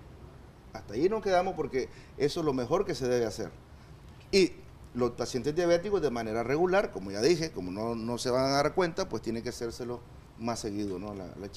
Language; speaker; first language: Spanish; native; Spanish